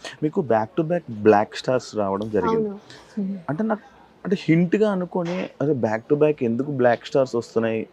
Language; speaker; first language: Telugu; native; Telugu